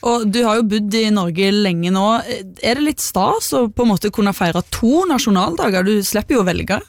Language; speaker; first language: Norwegian; native; Norwegian